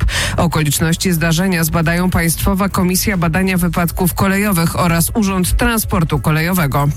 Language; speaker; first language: Polish; native; Polish